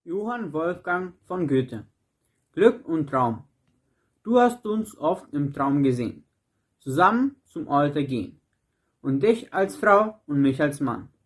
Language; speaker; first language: German; non-native, learner; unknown